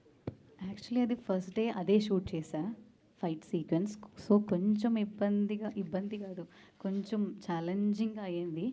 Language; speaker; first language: Telugu; non-native, learner; Malayalam